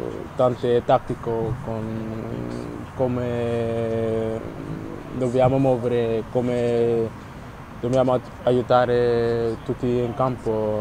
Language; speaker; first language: Italian; non-native, learner; Dutch